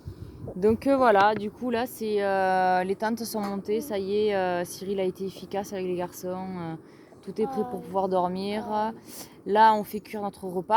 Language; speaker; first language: French; native; French